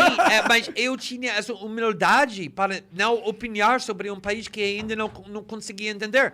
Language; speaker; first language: Portuguese; non-native, fluent; English